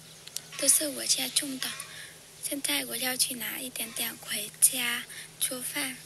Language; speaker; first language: Chinese; non-native, learner; Vietnamese